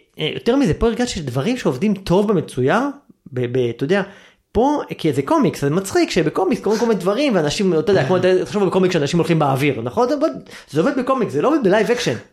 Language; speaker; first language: Hebrew; native; Hebrew